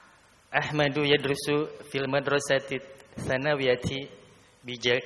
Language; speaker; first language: Arabic; non-native, learner; Indonesian